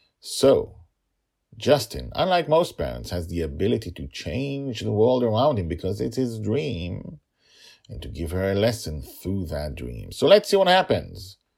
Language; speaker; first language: English; non-native, fluent; Hebrew